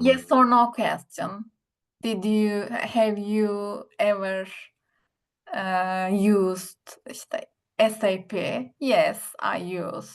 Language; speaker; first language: English; non-native, learner; Turkish